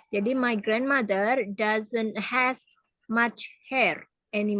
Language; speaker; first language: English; non-native, fluent; Indonesian